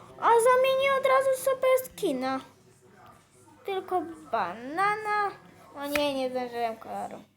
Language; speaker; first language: Polish; native; Polish